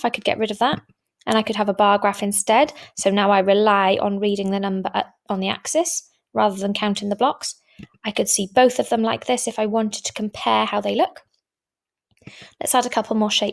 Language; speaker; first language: English; native; English